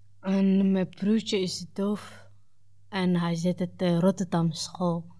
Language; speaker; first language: Dutch; non-native, learner; Somali